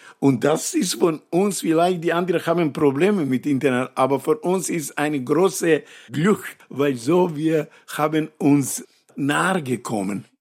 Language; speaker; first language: German; non-native, learner; Romany